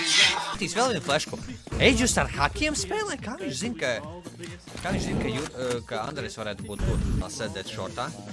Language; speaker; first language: Latvian; native; Latvian